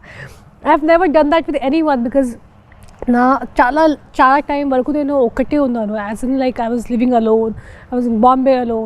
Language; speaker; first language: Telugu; non-native, local second language; Hindi